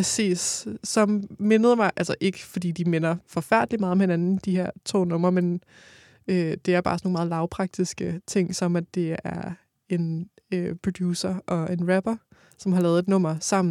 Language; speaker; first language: Danish; native; Danish